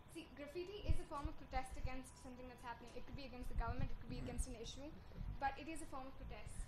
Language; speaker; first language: English; non-native, local second language; Hindi